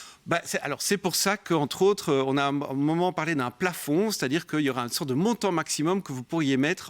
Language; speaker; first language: French; native; French